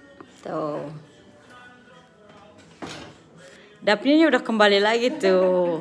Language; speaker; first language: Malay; non-native, local second language; Sundanese